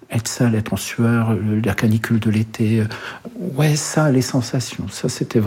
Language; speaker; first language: French; early bilingual, other home language; Arabic